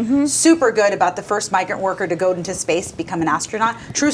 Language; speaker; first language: English; native; English